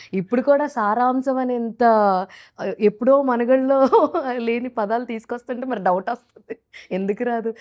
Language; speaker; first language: Telugu; native; Telugu